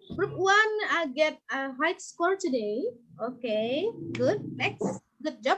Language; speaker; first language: English; non-native, learner; Indonesian